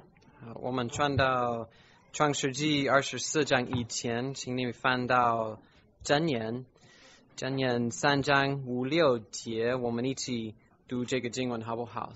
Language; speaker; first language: Chinese; non-native, fluent; English